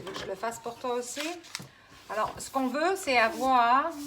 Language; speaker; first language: French; native; French